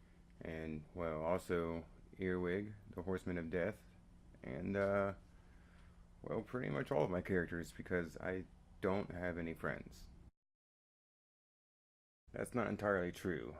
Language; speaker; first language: English; native; English